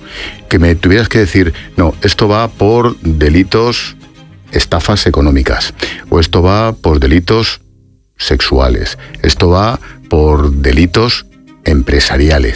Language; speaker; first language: Spanish; native; Spanish